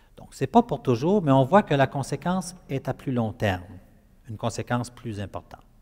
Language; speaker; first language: French; native; French